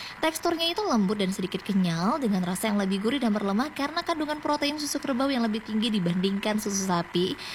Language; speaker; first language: Indonesian; native; Indonesian